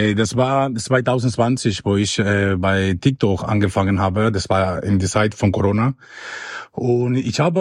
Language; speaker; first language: German; non-native, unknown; Spanish